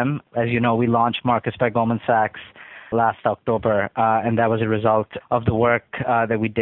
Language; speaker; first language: English; non-native, local second language; Urdu